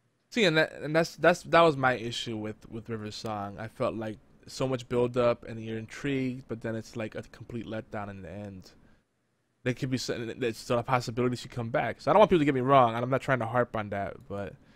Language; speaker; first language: English; native; English